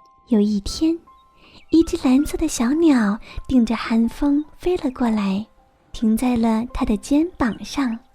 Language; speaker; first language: Chinese; native; Chinese